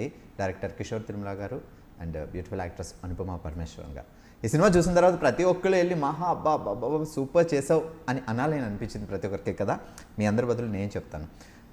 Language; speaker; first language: Telugu; native; Telugu